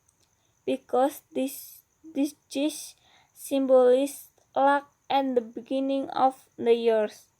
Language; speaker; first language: English; non-native, learner; Indonesian